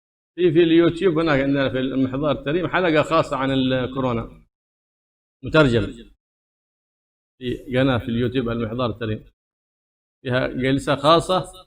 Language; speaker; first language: Arabic; native; Arabic